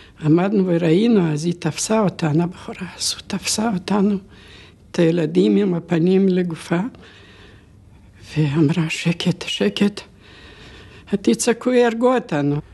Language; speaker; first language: Hebrew; non-native, fluent; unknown